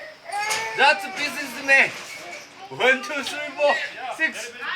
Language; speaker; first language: English; non-native, learner; Korean